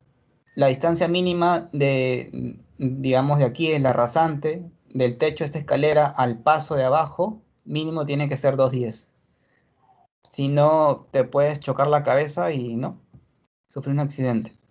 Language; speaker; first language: Spanish; native; Spanish